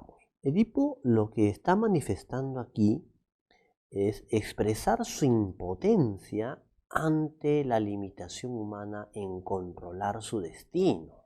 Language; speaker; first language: Spanish; native; Spanish